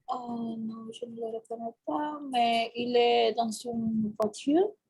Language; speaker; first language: French; non-native, fluent; Spanish